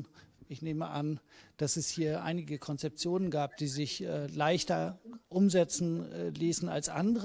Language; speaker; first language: German; native; German